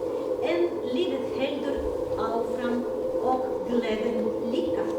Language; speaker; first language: Icelandic; non-native, learner; Ukrainian